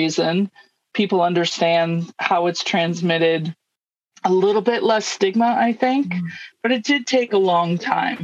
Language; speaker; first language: English; native; English